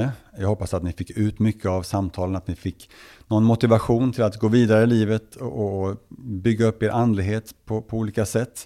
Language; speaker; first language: Swedish; native; Swedish